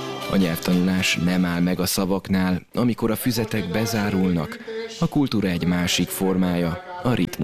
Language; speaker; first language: Hungarian; native; Hungarian